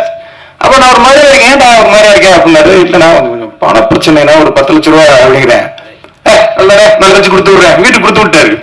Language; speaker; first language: Tamil; native; Tamil